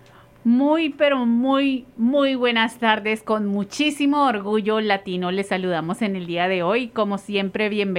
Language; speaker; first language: Spanish; native; Spanish